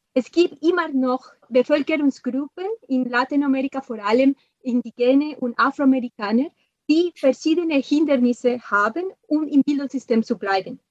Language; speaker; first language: German; non-native, fluent; Spanish